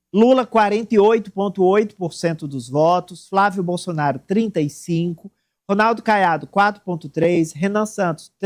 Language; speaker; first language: Portuguese; native; Portuguese